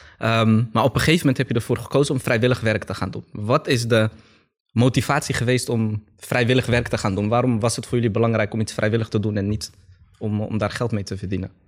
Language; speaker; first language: Dutch; early bilingual, other home language; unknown